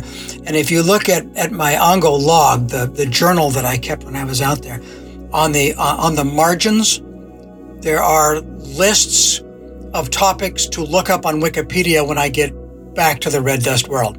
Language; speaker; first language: English; native; English